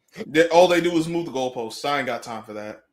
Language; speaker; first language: English; native; English